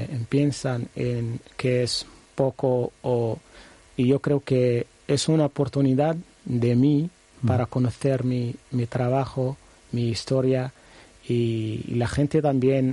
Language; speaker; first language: Spanish; non-native, learner; Arabic